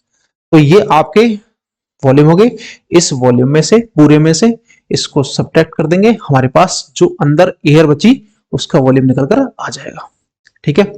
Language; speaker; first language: Hindi; native; Hindi